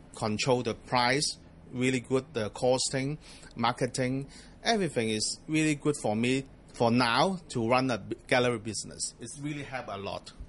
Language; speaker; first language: English; non-native, local second language; Cantonese